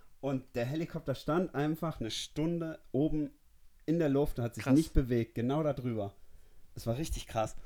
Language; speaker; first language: German; early bilingual, heritage; German